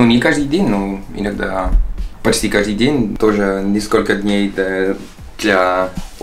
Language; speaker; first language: Russian; non-native, learner; Dutch